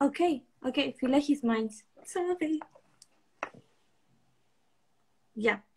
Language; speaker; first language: German; non-native, learner; Spanish